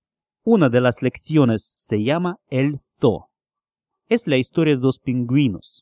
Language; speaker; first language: Spanish; non-native, fluent; Russian